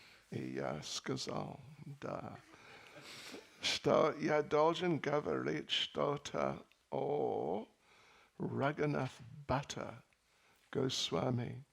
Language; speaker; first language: Russian; non-native, learner; English